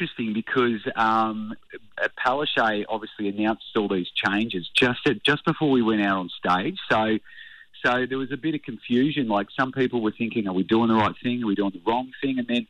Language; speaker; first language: English; native; English